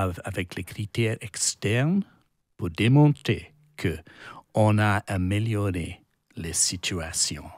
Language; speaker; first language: French; non-native, learner; English